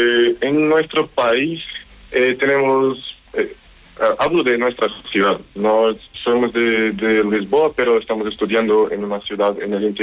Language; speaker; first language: Spanish; non-native, learner; Portuguese